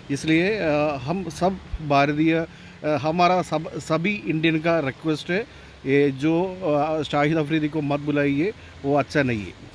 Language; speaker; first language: Hindi; non-native, local second language; Malayalam